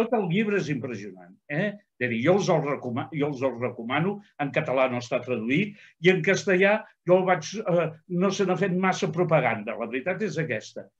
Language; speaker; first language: Catalan; native; Catalan